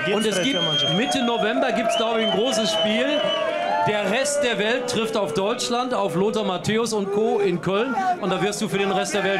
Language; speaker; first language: German; native; German